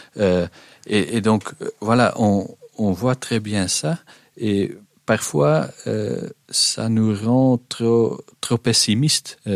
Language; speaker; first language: French; non-native, local second language; Dutch